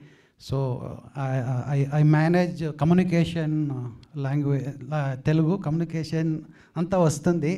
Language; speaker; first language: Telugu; non-native, learner; Kannada